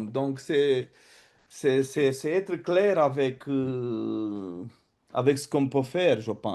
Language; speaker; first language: French; non-native, fluent; Romanian